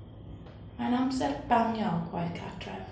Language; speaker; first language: Welsh; non-native, learner; English